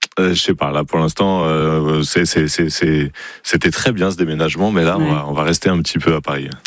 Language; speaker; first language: French; native; French